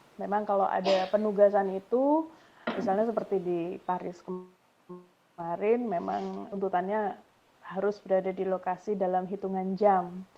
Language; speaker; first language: Indonesian; native; Indonesian